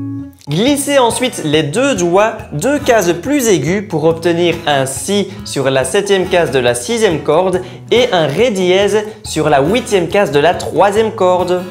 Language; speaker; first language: French; native; French